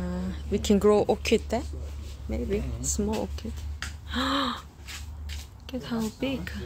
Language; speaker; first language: English; non-native, learner; Korean